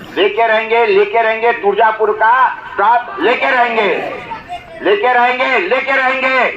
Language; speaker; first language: Hindi; non-native, local second language; Marathi